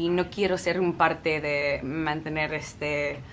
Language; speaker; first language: Spanish; non-native, fluent; English